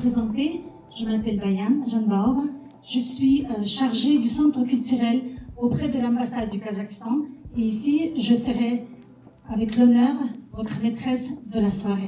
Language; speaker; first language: French; non-native, fluent; Kazakh